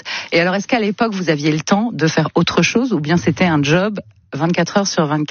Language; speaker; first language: French; native; French